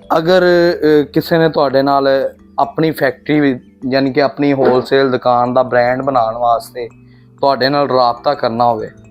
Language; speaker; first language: Urdu; non-native, local second language; Punjabi